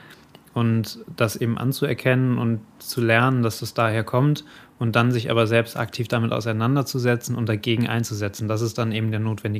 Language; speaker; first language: German; native; German